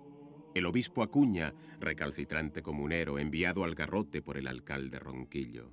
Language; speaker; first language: Spanish; native; Spanish